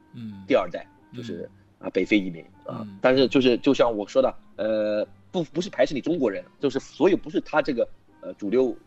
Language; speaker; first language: Chinese; native; Chinese